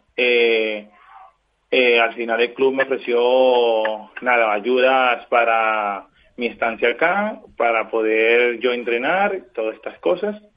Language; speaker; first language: Spanish; native; Spanish